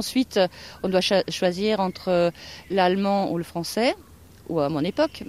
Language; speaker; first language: French; non-native, fluent; Norwegian